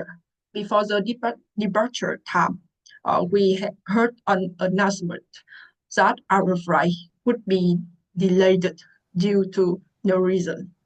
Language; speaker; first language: English; non-native, learner; Vietnamese